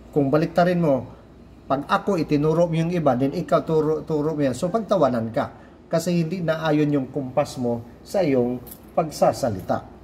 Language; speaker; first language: Filipino; non-native, local second language; Cebuano